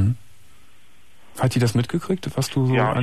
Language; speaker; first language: German; native; German